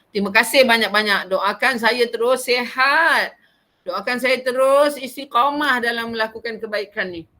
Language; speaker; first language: Malay; native; Malay